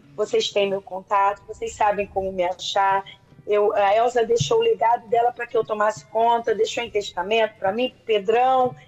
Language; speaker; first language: Portuguese; native; Portuguese